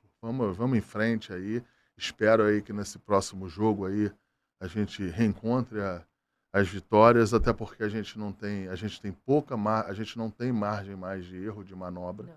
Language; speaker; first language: Portuguese; native; Portuguese